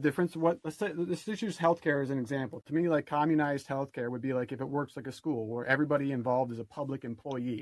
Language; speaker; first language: English; native; English